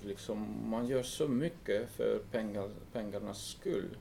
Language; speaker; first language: Swedish; non-native, fluent; English